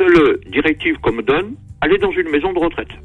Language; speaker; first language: French; native; French